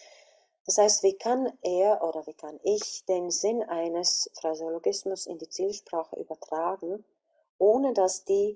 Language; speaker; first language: German; non-native, fluent; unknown